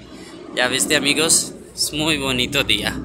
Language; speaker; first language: Spanish; non-native, learner; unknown